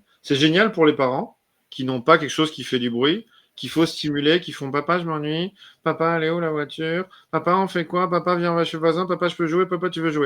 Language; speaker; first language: French; native; French